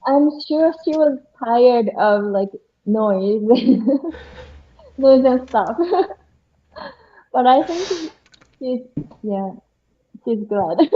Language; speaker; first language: English; non-native, learner; Japanese